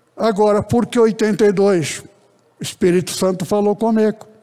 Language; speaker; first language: Portuguese; early bilingual, other home language; Japanese